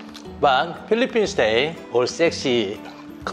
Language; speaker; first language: English; non-native, learner; Korean